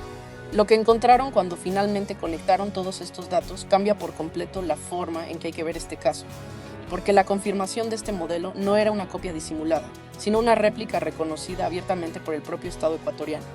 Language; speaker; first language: Spanish; native; Spanish